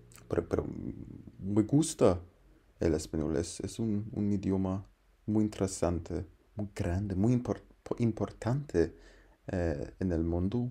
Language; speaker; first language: Spanish; non-native, learner; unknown